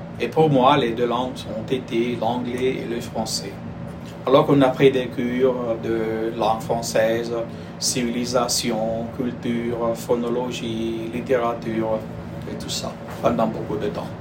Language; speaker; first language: French; non-native, fluent; Spanish